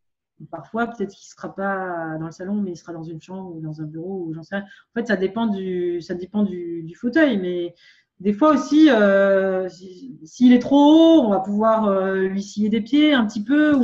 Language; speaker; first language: French; native; French